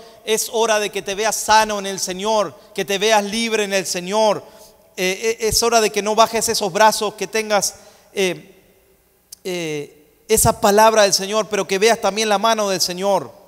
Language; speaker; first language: Spanish; native; Spanish